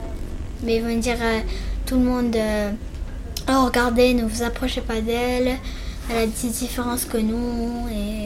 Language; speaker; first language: French; early bilingual, other home language; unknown